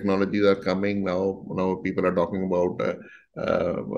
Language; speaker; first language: English; non-native, local second language; Hindi